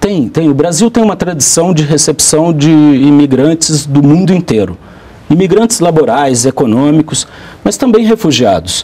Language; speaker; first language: Portuguese; native; Portuguese